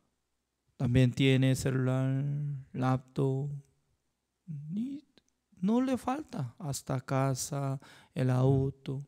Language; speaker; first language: Spanish; non-native, fluent; Korean